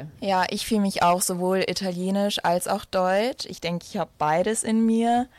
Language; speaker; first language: German; early bilingual, other home language; Italian